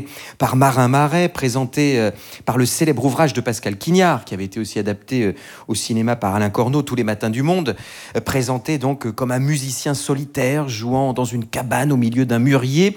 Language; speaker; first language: French; native; French